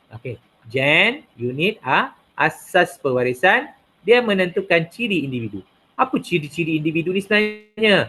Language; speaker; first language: Malay; non-native, local second language; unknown